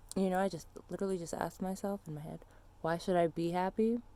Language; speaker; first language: English; native; English